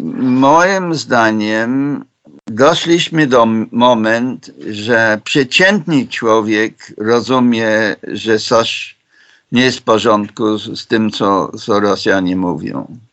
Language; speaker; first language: Polish; non-native, fluent; English